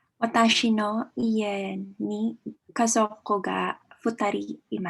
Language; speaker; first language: Japanese; non-native, learner; Filipino